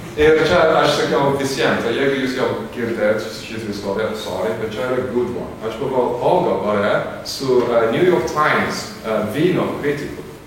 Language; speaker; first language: Lithuanian; non-native, fluent; English